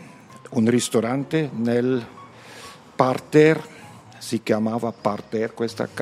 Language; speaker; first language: Italian; non-native, learner; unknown